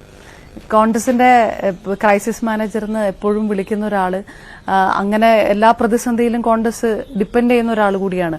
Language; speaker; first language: Malayalam; native; Malayalam